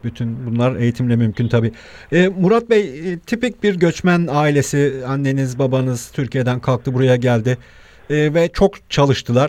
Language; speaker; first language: Turkish; native; Turkish